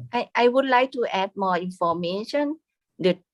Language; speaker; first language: English; non-native, fluent; Thai